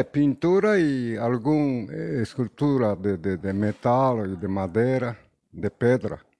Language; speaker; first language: Portuguese; non-native, learner; Japanese